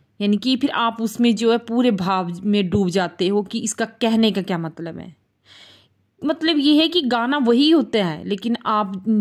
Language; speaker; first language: Hindi; non-native, local second language; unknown